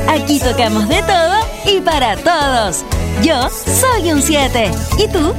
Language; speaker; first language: Spanish; native; Spanish